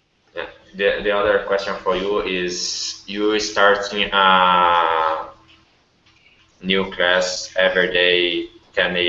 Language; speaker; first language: English; non-native, learner; Portuguese